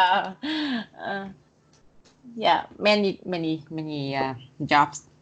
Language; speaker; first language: English; non-native, learner; Vietnamese